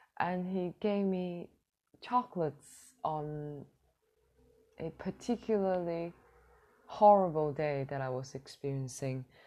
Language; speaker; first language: English; non-native, fluent; Cantonese